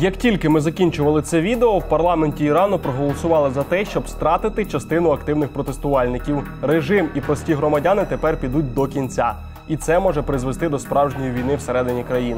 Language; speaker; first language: Ukrainian; native; Ukrainian